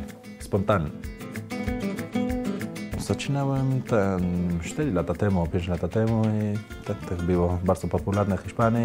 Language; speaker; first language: Polish; non-native, learner; Spanish